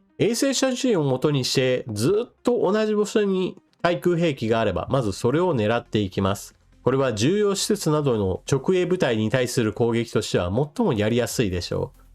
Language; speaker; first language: Japanese; native; Japanese